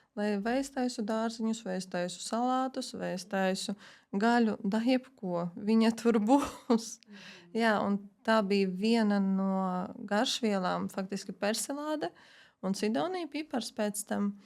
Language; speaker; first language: Latvian; native; Latvian